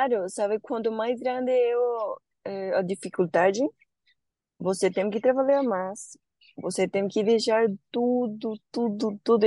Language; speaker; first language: Portuguese; non-native, learner; Spanish